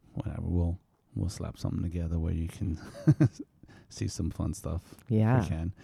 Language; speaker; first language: English; native; English